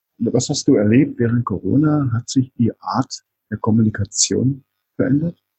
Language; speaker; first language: German; native; German